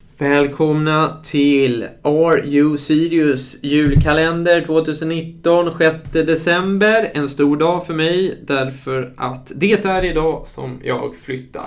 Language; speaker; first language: Swedish; native; Swedish